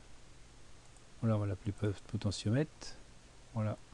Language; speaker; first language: French; native; French